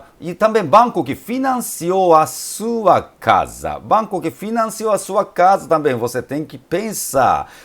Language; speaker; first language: Portuguese; non-native, fluent; Japanese